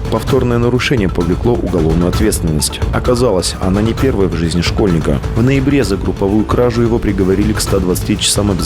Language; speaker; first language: Russian; native; Russian